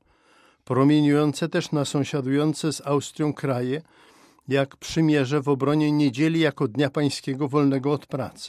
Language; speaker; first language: Polish; native; Polish